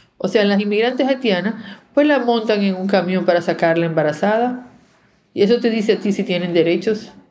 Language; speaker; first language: Spanish; native; Spanish